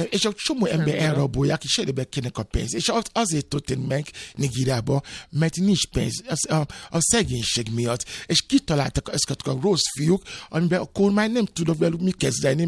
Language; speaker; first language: Hungarian; non-native, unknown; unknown